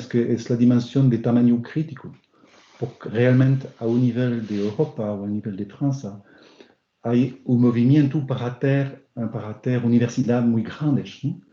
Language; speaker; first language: Portuguese; non-native, learner; French